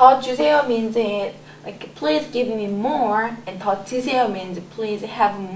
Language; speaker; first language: English; non-native, learner; Korean